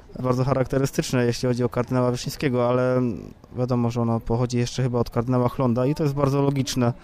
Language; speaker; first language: Polish; native; Polish